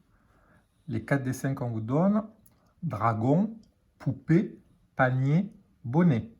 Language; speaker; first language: French; native; French